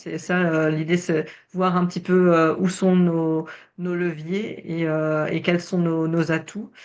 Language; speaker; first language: French; native; French